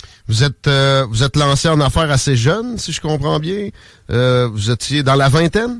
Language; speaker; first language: French; native; French